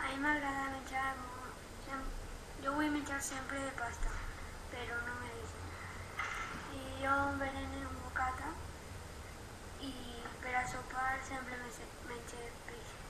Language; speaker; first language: Catalan; non-native, local second language; Spanish